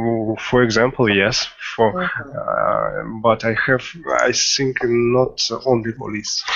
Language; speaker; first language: English; non-native, learner; Russian